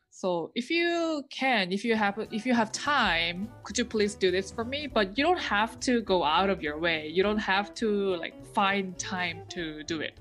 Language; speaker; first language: English; native; English